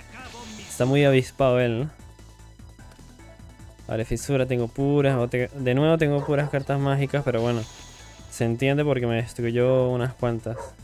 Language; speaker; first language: Spanish; native; Spanish